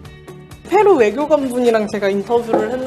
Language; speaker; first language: Korean; native; Korean